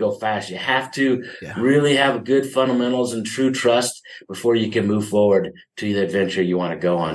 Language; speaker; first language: English; native; English